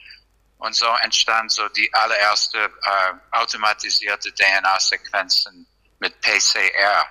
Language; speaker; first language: German; non-native, fluent; English